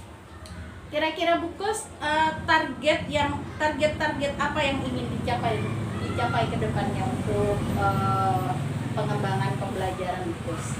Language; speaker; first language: Indonesian; native; Indonesian